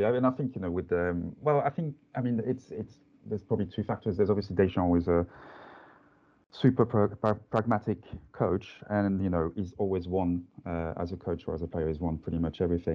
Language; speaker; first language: English; non-native, fluent; French